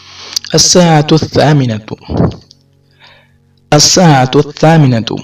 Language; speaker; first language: Arabic; non-native, fluent; Urdu